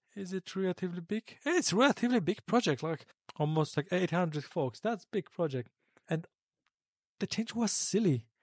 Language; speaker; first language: English; non-native, fluent; Polish